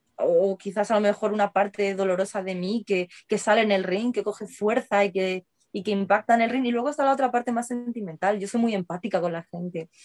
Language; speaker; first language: Spanish; native; Spanish